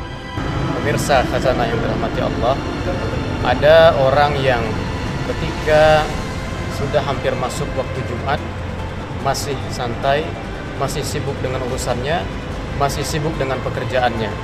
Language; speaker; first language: Indonesian; native; Indonesian